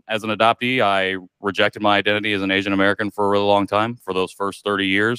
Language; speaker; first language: English; native; English